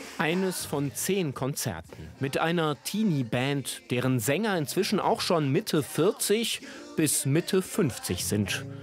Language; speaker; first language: German; native; German